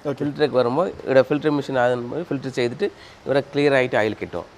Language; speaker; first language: Malayalam; non-native, learner; Tamil